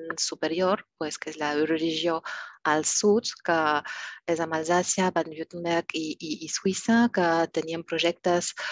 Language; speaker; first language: Catalan; non-native, learner; French